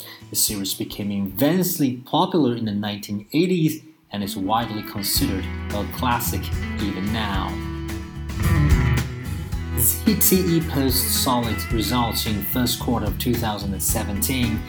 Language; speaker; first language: English; non-native, fluent; Chinese